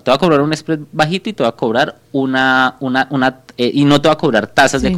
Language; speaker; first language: Spanish; native; Spanish